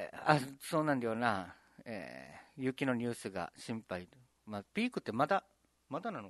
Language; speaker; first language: Japanese; native; Japanese